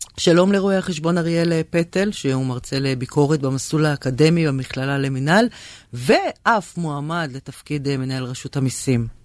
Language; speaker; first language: Hebrew; native; Hebrew